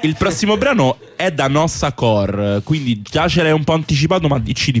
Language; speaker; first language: Italian; native; Italian